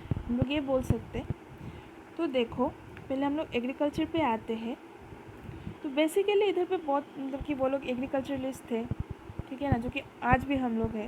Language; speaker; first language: Hindi; non-native, local second language; Bangla